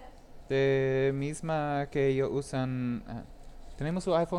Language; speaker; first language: Spanish; non-native, learner; English